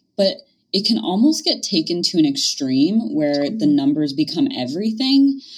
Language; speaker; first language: English; native; English